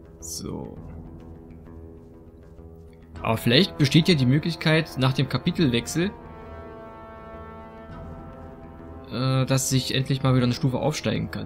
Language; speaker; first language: German; native; German